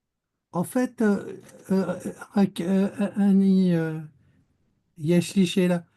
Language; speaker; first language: Hebrew; non-native, learner; French